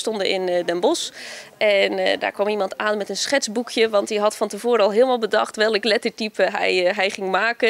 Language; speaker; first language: Dutch; native; Dutch